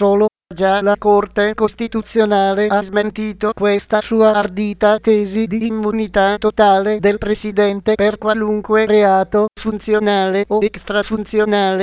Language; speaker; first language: Italian; native; Italian